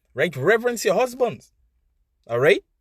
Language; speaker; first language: English; native; English